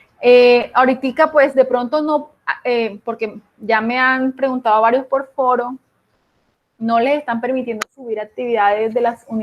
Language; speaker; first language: Spanish; native; Spanish